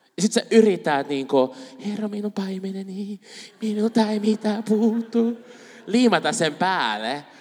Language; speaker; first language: Finnish; non-native, fluent; Spanish